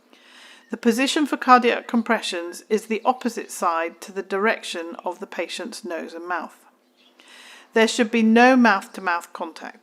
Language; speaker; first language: English; native; English